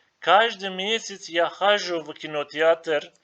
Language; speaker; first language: Russian; non-native, learner; Turkish